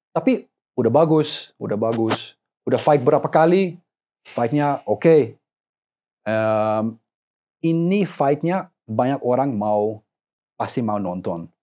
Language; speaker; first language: Indonesian; non-native, fluent; English